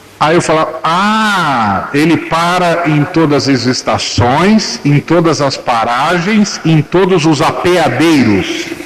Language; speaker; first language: Portuguese; native; Portuguese